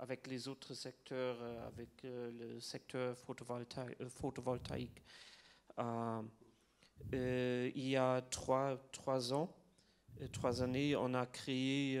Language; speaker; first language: French; non-native, fluent; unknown